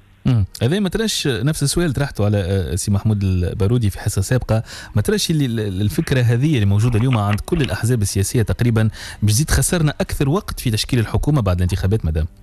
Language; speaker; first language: Arabic; native; Arabic